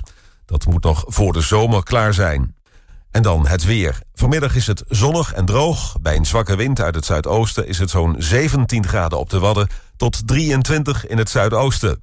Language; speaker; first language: Dutch; native; Dutch